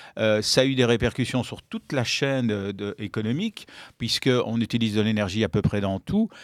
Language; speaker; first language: French; native; French